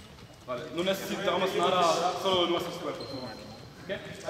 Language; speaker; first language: Spanish; non-native, learner; German